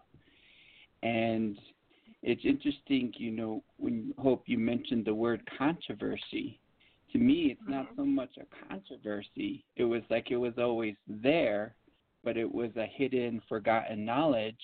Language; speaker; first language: English; native; English